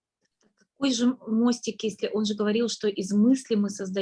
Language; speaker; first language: Russian; native; Russian